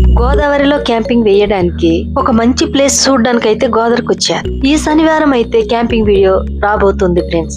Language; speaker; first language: Telugu; non-native, local second language; Koya